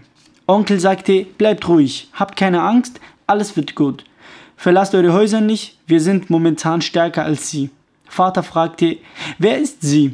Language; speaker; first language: German; early bilingual, other home language; Kurdish